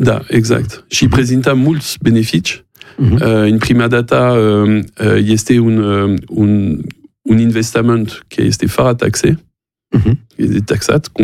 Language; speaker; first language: Romanian; non-native, learner; French